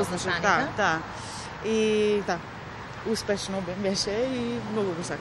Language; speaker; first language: Macedonian; early bilingual, heritage; Macedonian